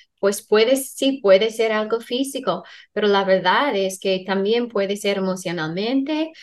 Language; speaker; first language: Spanish; non-native, fluent; English